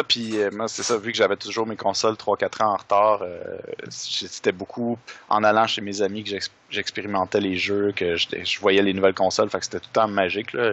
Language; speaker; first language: French; native; French